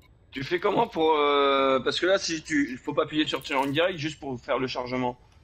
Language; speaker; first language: French; native; French